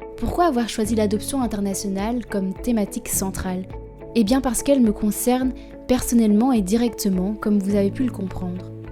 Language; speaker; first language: French; native; French